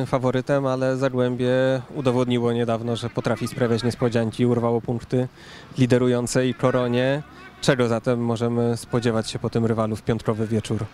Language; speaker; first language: Polish; native; Polish